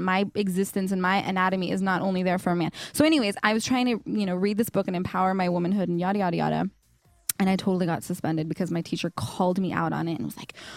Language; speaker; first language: English; early bilingual, other home language; Persian